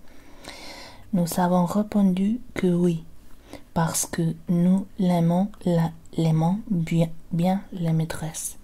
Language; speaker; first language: French; non-native, learner; Spanish